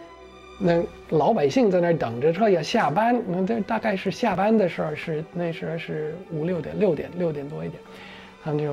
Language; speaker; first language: Chinese; non-native, fluent; English